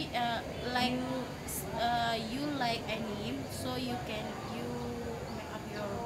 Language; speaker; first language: English; non-native, learner; Indonesian